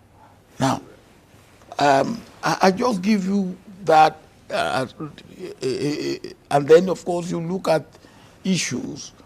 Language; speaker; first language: English; non-native, local second language; Yoruba